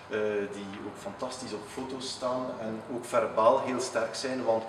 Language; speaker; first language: Dutch; native; Dutch